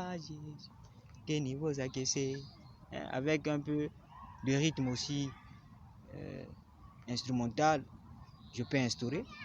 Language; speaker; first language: French; non-native, local second language; Lingala